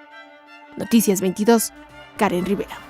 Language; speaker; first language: Spanish; native; Spanish